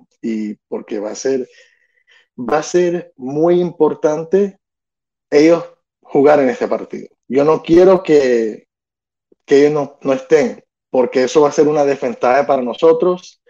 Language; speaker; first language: Spanish; early bilingual, other home language; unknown